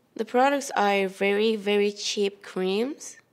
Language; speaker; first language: English; non-native, fluent; Wolof